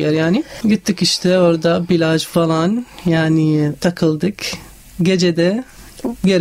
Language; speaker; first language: Turkish; non-native, fluent; Arabic